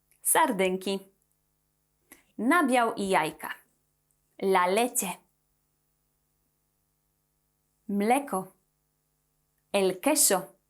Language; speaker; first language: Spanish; non-native, fluent; Polish